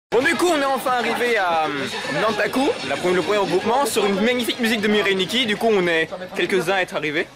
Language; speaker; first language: French; native; French